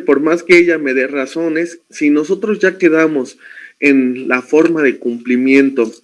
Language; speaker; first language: Spanish; native; Spanish